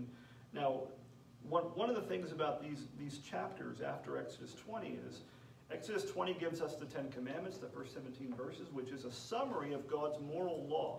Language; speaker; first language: English; native; English